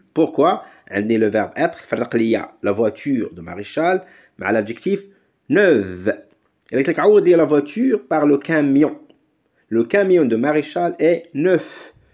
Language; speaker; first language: French; non-native, local second language; Arabic